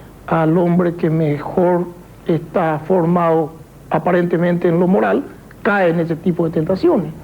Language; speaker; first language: Spanish; native; Spanish